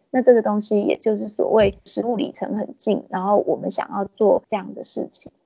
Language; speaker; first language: Chinese; native; Chinese